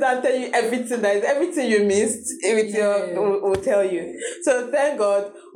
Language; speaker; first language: English; non-native, local second language; Igbo